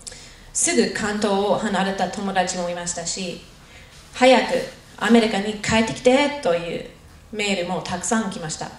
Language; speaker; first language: Japanese; non-native, fluent; English